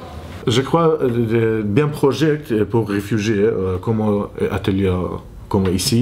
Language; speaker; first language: French; non-native, learner; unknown